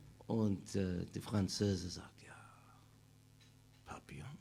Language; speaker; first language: German; non-native, learner; English